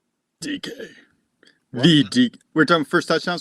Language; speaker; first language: English; native; English